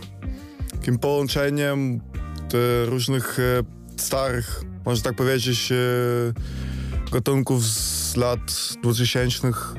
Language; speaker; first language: Polish; non-native, fluent; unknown